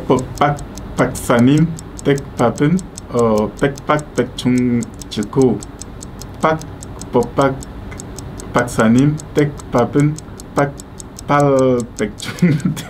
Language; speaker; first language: Korean; non-native, learner; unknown